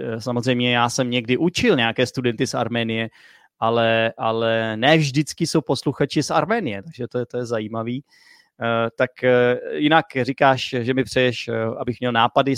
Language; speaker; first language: Czech; native; Czech